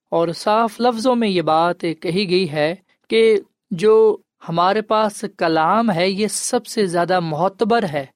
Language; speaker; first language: Urdu; non-native, local second language; Punjabi